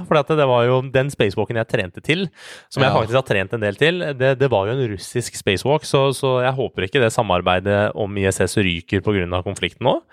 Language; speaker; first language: Norwegian; early bilingual, other home language; Persian